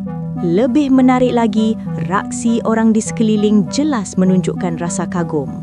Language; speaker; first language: Malay; native; Malay